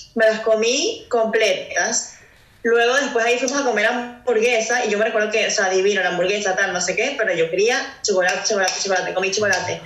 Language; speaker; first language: Spanish; native; Spanish